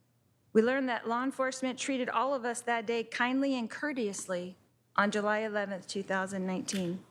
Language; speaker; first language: English; native; English